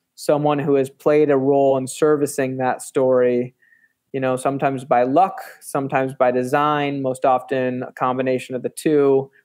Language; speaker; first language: English; native; English